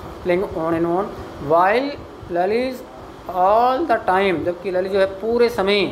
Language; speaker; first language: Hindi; native; Hindi